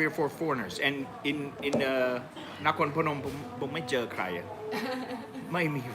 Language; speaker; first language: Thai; non-native, learner; English